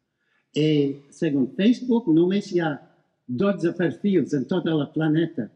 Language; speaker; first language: Catalan; non-native, fluent; English